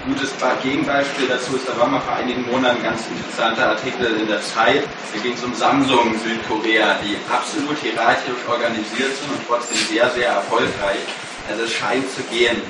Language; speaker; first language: German; native; German